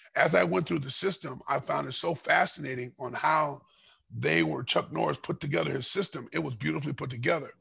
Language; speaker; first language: English; native; English